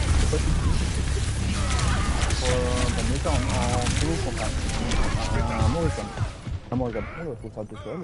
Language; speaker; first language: French; native; French